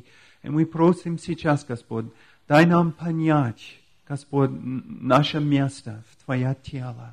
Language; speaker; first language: Russian; non-native, fluent; English